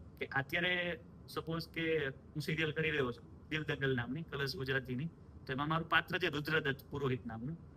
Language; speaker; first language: Gujarati; native; Gujarati